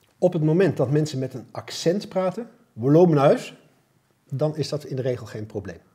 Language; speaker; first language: Dutch; native; Dutch